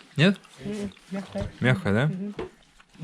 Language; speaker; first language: Russian; native; Russian